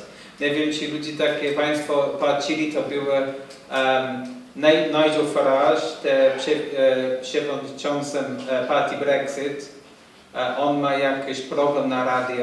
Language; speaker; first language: Polish; non-native, fluent; English